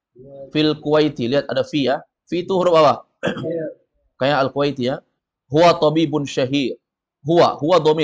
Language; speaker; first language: Arabic; non-native, fluent; Indonesian